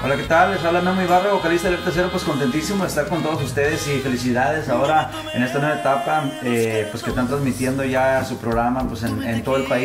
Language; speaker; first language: Spanish; native; Spanish